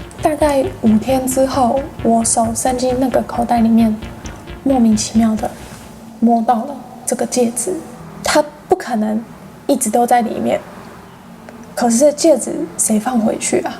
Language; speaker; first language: Chinese; non-native, fluent; English